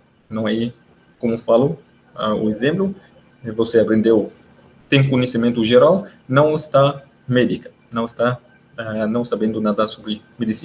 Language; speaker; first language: Portuguese; non-native, learner; Arabic